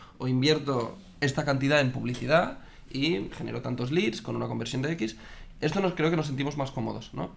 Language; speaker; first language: Spanish; native; Spanish